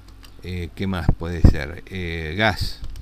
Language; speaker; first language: Spanish; native; Spanish